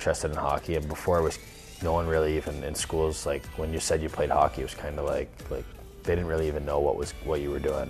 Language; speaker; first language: English; native; English